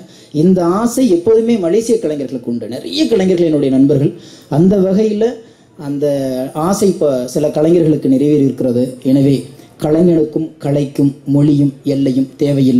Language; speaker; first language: Tamil; native; Tamil